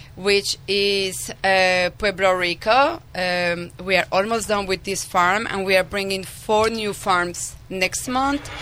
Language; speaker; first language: English; non-native, fluent; Spanish